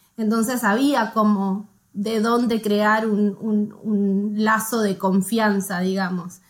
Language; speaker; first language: Spanish; native; Spanish